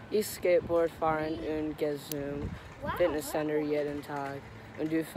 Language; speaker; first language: German; non-native, learner; English